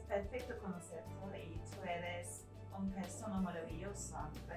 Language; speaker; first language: Spanish; non-native, fluent; Turkish